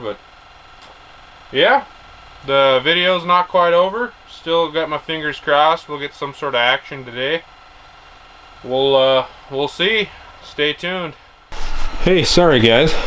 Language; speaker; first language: English; native; English